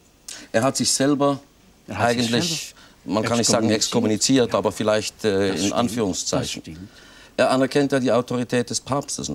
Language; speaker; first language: German; native; German